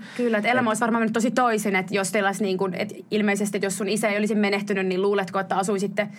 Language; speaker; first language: Finnish; native; Finnish